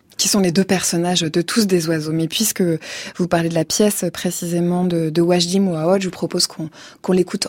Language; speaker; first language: French; native; French